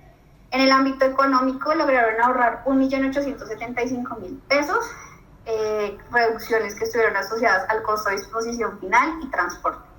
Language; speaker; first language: Spanish; native; Spanish